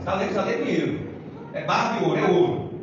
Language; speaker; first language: Portuguese; native; Portuguese